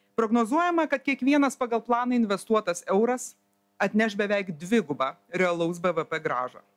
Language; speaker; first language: Lithuanian; native; Lithuanian